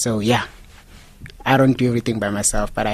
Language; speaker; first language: English; non-native, local second language; Xhosa